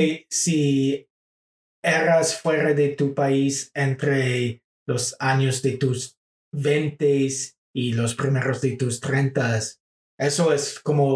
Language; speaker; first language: Spanish; non-native, fluent; English